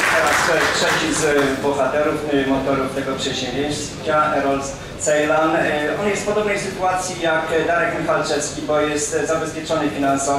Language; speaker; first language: Polish; native; Polish